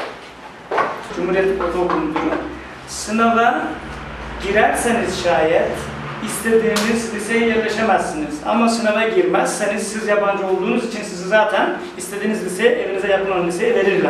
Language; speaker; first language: Turkish; native; Turkish